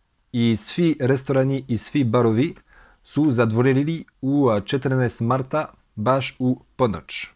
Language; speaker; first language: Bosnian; non-native, learner; French